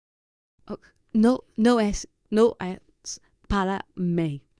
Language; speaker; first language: Spanish; non-native, fluent; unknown